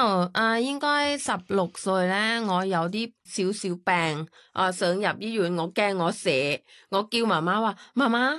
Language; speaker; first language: Cantonese; non-native, fluent; Thai